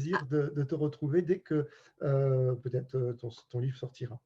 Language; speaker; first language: French; native; French